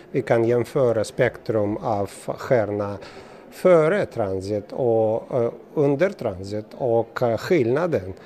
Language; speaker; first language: Swedish; non-native, fluent; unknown